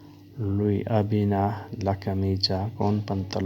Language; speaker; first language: Italian; non-native, learner; Urdu